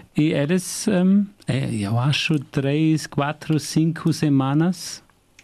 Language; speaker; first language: Portuguese; non-native, fluent; German